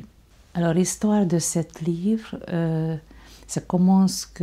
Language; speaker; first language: French; non-native, fluent; Hungarian